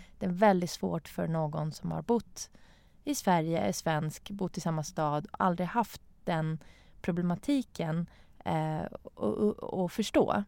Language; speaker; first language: Swedish; non-native, fluent; Persian